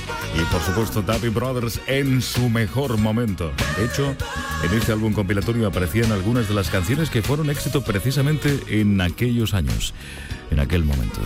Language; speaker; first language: Spanish; native; Spanish